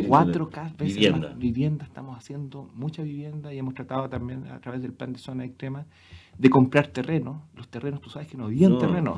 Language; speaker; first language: Spanish; native; Spanish